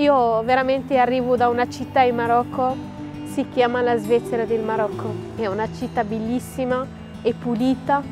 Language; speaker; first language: Italian; non-native, fluent; Arabic